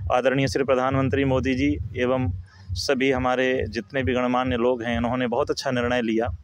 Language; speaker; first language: Hindi; native; Hindi